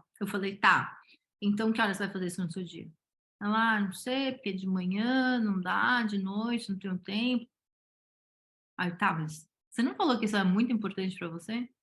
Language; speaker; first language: Portuguese; native; Portuguese